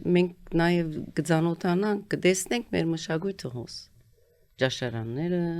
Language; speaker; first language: Armenian; early bilingual, heritage; Armenian